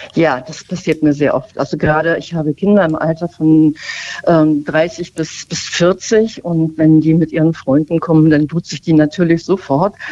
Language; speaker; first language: German; native; German